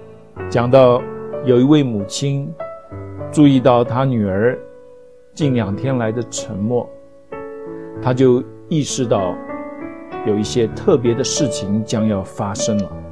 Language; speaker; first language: Chinese; native; Chinese